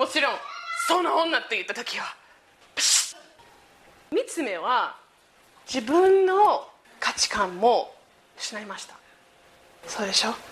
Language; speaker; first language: Japanese; native; Japanese